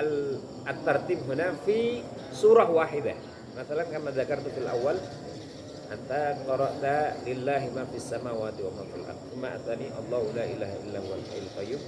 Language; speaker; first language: Arabic; non-native, fluent; Indonesian